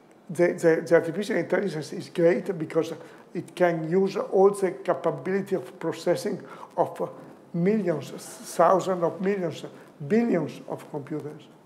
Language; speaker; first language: English; non-native, fluent; Italian